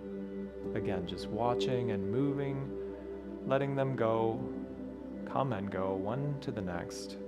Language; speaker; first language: English; native; English